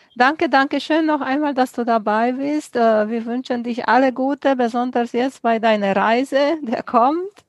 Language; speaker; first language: German; non-native, fluent; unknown